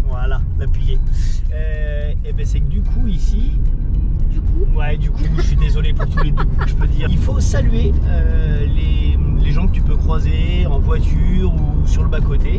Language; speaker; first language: French; native; French